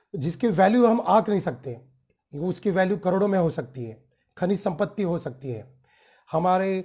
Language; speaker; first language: Hindi; non-native, local second language; Marathi